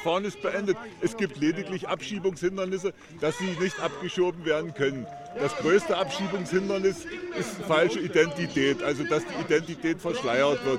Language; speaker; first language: German; native; German